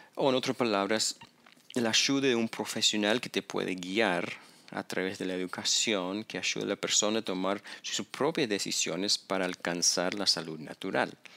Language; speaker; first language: Spanish; non-native, fluent; English